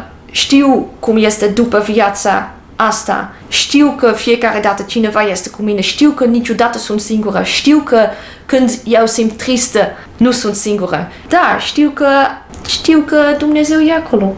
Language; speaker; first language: Romanian; non-native, learner; English